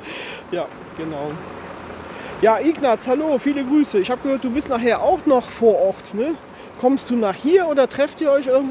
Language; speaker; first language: German; native; German